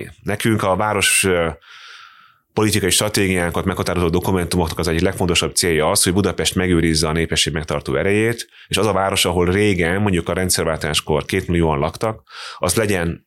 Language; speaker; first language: Hungarian; native; Hungarian